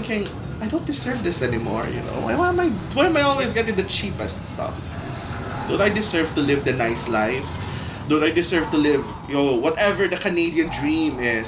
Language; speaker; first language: English; non-native, local second language; Bikol